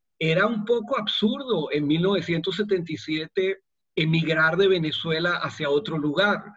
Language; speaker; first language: Spanish; native; Spanish